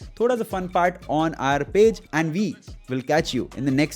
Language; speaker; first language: Hindi; native; Hindi